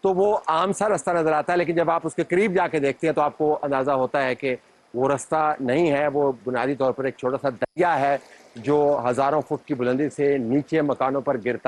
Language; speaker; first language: Urdu; native; Urdu